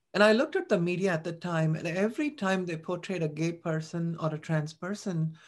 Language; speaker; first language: English; non-native, local second language; Tamil